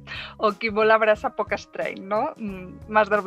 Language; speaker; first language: Catalan; native; Catalan